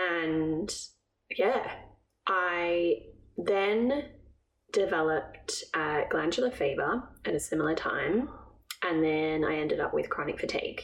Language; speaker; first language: English; native; English